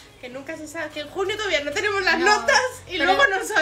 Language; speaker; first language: Spanish; native; Spanish